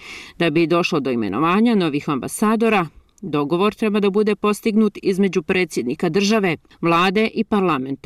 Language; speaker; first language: Croatian; native; Croatian